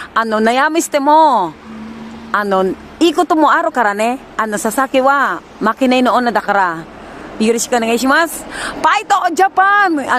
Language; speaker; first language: Japanese; non-native, learner; Filipino